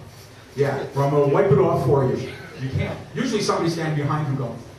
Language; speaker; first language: English; native; English